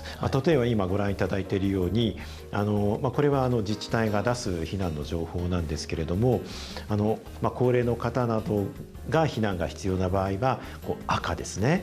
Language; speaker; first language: Japanese; native; Japanese